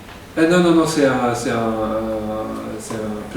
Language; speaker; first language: French; non-native, fluent; Japanese